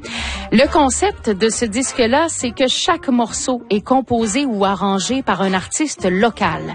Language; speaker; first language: French; native; French